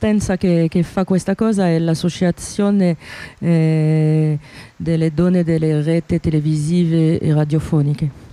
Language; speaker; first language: Italian; non-native, fluent; French